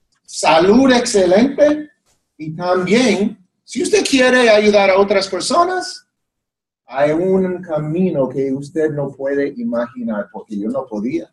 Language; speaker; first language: Spanish; non-native, fluent; English